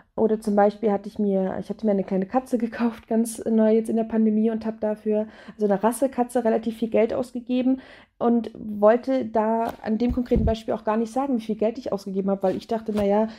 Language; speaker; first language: German; native; German